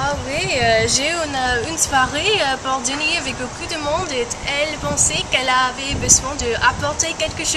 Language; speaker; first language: French; non-native, learner; English